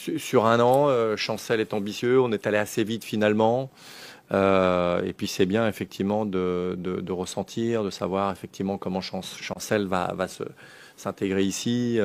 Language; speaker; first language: French; native; French